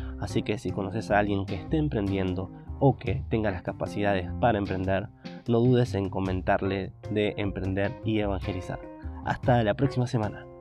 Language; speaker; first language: Spanish; native; Spanish